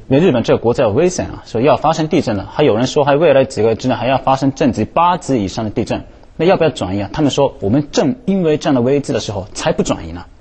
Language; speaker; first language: Chinese; non-native, fluent; Japanese